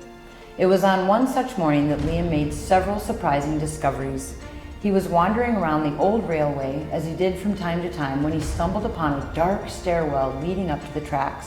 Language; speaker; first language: English; native; English